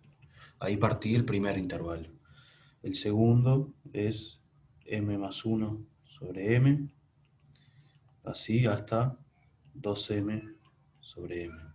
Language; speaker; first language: Spanish; native; Spanish